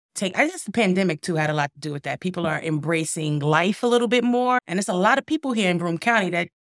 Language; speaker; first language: English; native; English